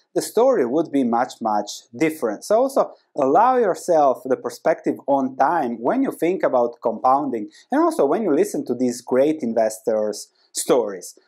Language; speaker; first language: English; non-native, fluent; Croatian